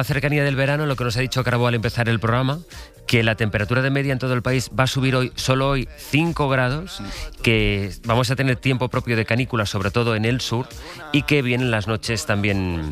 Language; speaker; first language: Spanish; native; Spanish